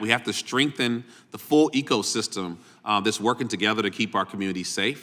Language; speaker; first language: English; native; English